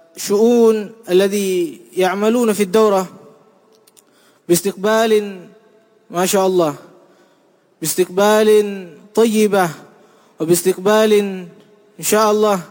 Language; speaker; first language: Arabic; non-native, fluent; Indonesian